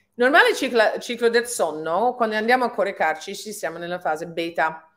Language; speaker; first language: Italian; non-native, fluent; English